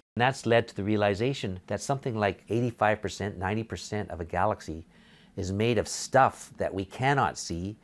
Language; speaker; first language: English; native; English